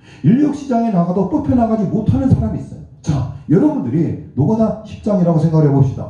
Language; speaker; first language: Korean; native; Korean